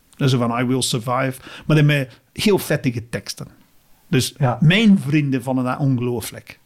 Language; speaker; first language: Dutch; non-native, fluent; English